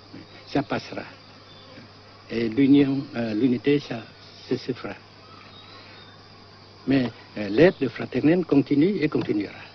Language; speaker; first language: French; non-native, fluent; Vietnamese